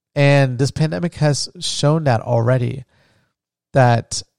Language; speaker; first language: English; early bilingual, other home language; Spanish